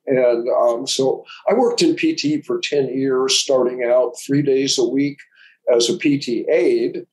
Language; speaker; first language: English; native; English